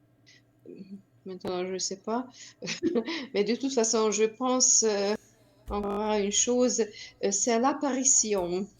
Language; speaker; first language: French; non-native, fluent; Hungarian